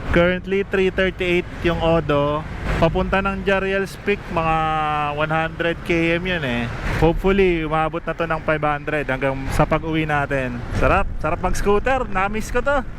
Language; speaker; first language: Filipino; native; Filipino